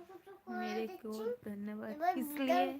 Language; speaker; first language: Hindi; non-native, local second language; Bangla